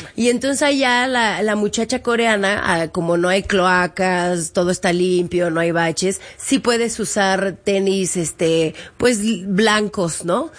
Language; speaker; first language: Spanish; native; Spanish